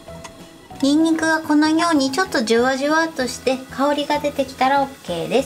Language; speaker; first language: Japanese; native; Japanese